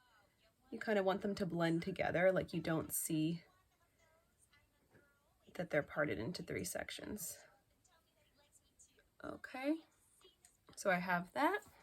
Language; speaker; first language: English; native; English